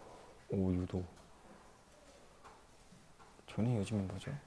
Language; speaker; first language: Korean; non-native, fluent; Chinese